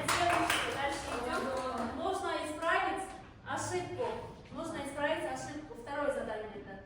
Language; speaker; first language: Russian; non-native, local second language; Kyrgyz